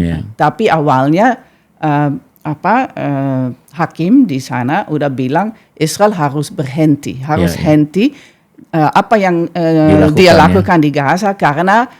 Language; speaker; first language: Indonesian; non-native, fluent; Dutch